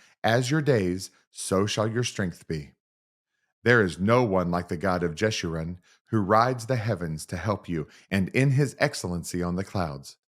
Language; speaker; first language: English; native; English